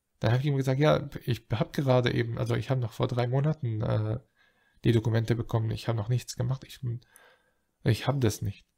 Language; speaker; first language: German; non-native, fluent; Arabic